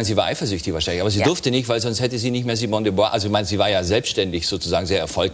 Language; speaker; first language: German; native; German